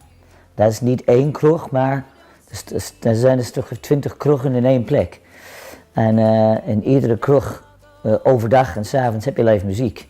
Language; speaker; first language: Dutch; non-native, fluent; English